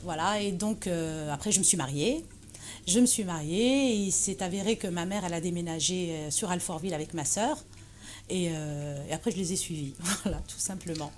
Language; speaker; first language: French; early bilingual, other home language; Arabic